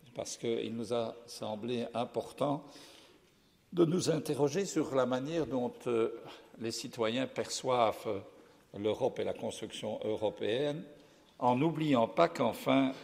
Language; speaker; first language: French; native; French